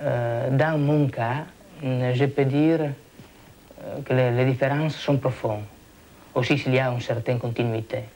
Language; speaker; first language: French; non-native, fluent; Italian